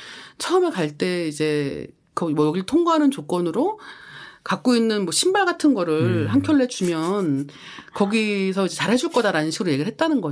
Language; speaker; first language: Korean; native; Korean